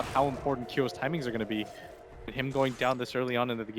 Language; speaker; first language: English; native; English